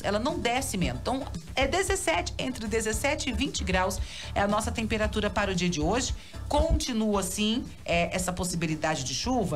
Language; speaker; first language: Portuguese; native; Portuguese